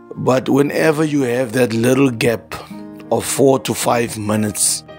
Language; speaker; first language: English; non-native, local second language; Afrikaans